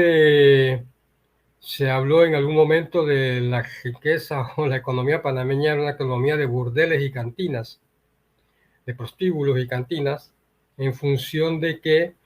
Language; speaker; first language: Spanish; native; Spanish